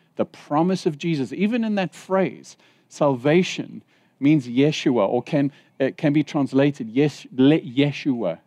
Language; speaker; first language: English; native; English